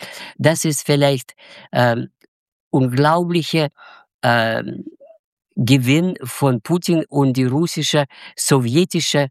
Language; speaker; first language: German; non-native, learner; Russian